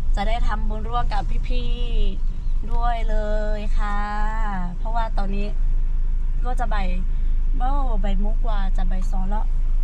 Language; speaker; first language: Thai; non-native, local second language; Lahu